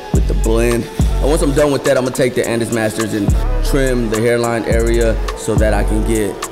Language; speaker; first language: English; native; English